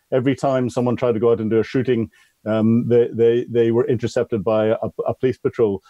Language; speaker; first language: English; native; English